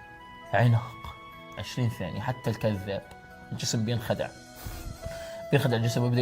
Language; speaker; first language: Arabic; native; Arabic